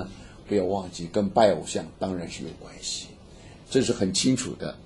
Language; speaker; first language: Chinese; native; Chinese